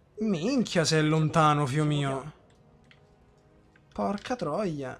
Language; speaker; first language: Italian; native; Italian